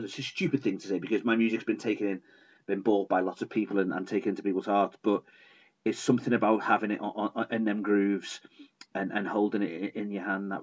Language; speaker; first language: English; native; English